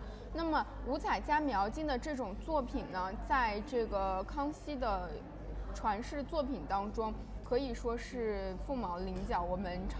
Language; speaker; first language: Chinese; native; Chinese